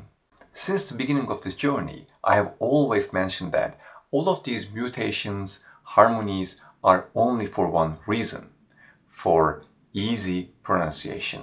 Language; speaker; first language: English; non-native, fluent; Turkish